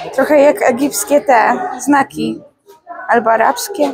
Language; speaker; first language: Polish; native; Polish